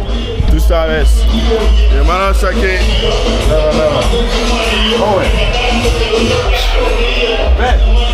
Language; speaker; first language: Spanish; non-native, learner; English